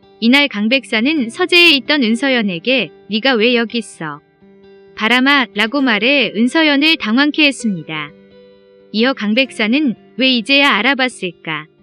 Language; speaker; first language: Korean; native; Korean